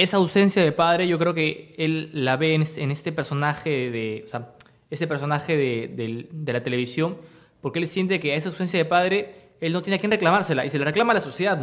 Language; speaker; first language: Spanish; native; Spanish